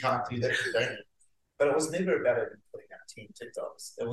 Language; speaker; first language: English; native; English